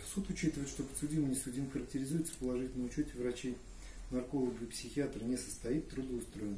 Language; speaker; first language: Russian; native; Russian